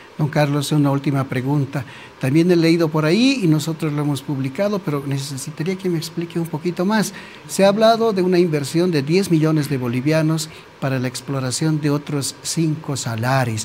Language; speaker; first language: Spanish; native; Spanish